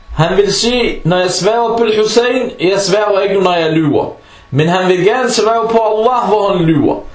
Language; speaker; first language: Danish; non-native, fluent; Arabic